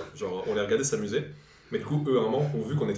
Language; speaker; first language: French; native; French